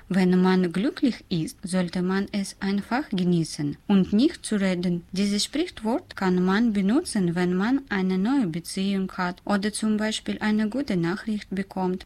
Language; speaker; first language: German; non-native, learner; Russian